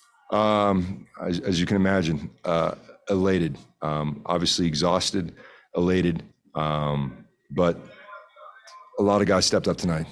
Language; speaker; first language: English; early bilingual, other home language; Spanish